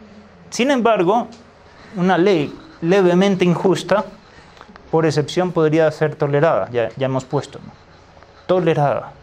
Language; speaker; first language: Spanish; native; Spanish